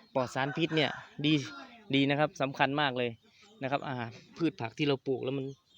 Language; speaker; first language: Thai; native; Thai